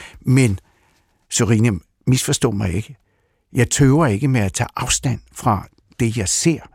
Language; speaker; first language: Danish; early bilingual, other home language; Russian